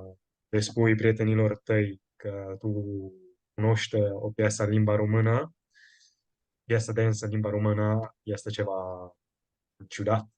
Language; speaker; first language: Romanian; non-native, fluent; Italian